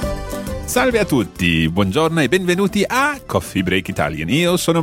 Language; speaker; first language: Italian; non-native, fluent; English